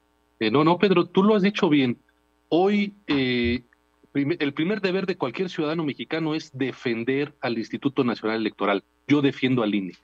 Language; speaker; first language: Spanish; native; Spanish